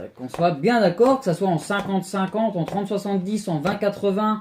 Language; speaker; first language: French; native; French